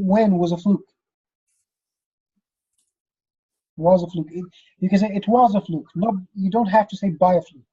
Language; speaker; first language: English; non-native, fluent; Arabic